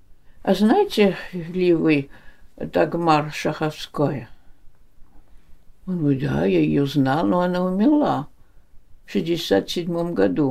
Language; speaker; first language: Russian; early bilingual, heritage; Russian